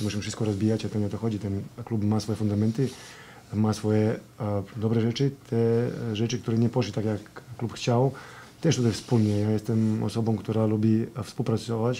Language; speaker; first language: Polish; non-native, fluent; Serbian